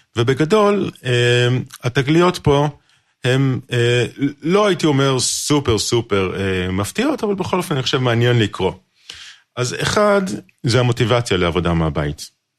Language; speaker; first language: Hebrew; native; Hebrew